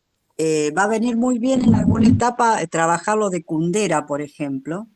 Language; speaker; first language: Spanish; native; Spanish